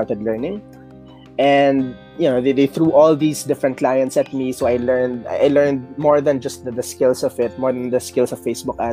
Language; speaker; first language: English; non-native, local second language; Filipino